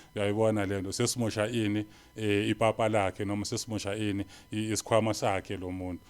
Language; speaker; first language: Zulu; native; Zulu